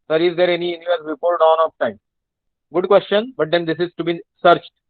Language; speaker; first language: English; non-native, local second language; Marathi